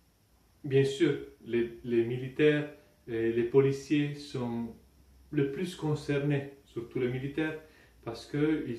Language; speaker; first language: French; non-native, fluent; Italian